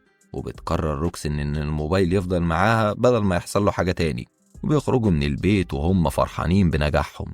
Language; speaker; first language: Arabic; native; Arabic